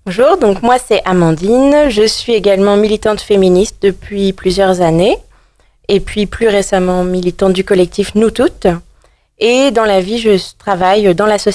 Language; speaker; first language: French; native; French